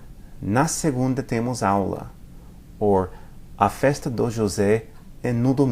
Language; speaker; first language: Portuguese; non-native, fluent; English